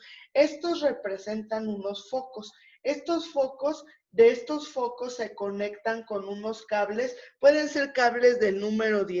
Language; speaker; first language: Spanish; native; Spanish